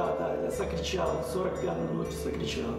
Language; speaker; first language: Russian; non-native, learner; Spanish